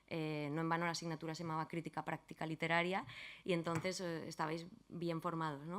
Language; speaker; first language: Spanish; native; Spanish